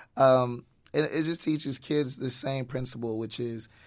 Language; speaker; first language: English; native; English